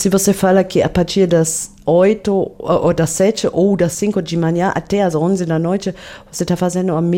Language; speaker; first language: Portuguese; non-native, fluent; German